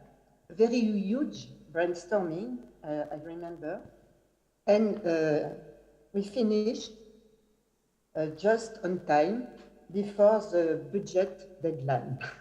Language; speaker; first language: English; non-native, fluent; French